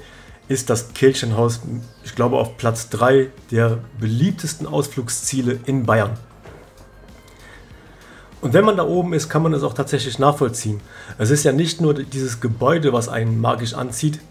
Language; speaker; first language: German; native; German